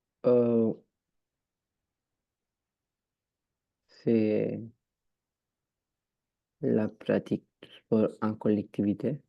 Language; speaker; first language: French; non-native, learner; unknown